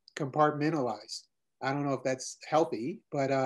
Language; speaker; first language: English; native; English